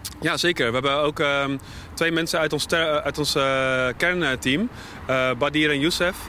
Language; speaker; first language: Dutch; native; Dutch